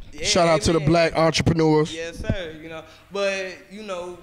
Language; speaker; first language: English; native; English